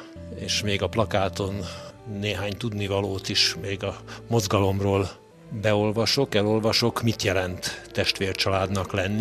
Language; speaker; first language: Hungarian; native; Hungarian